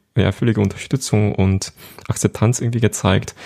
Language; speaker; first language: German; non-native, fluent; Korean